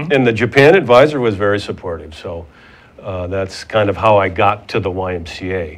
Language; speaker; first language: English; native; English